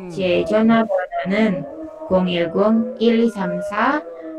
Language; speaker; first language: Korean; non-native, learner; Indonesian